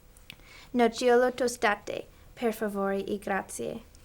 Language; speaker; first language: Italian; non-native, learner; English